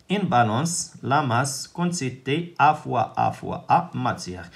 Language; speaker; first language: French; non-native, local second language; Arabic